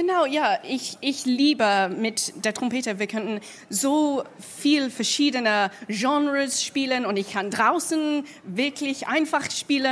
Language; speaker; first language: German; non-native, learner; English